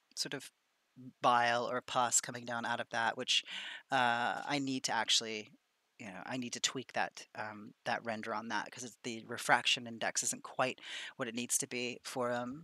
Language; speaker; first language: English; native; English